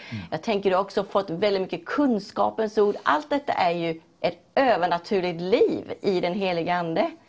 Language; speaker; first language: Swedish; native; Swedish